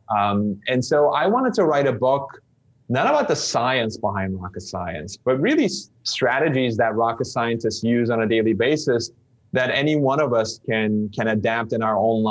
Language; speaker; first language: English; non-native, fluent; Turkish